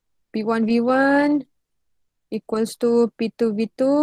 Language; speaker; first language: English; non-native, local second language; Malay